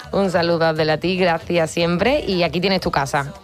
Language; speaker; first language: Spanish; native; Spanish